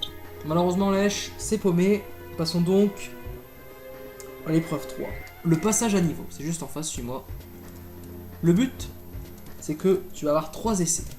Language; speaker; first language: French; native; French